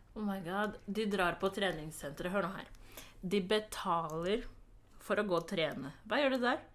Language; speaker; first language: Norwegian; early bilingual, other home language; Swahili